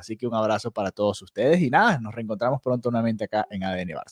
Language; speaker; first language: Spanish; native; Spanish